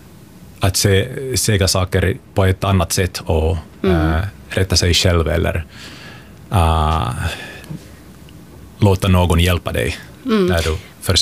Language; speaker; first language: Swedish; non-native, local second language; Finnish